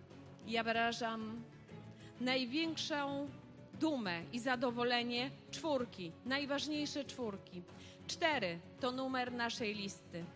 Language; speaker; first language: Polish; native; Polish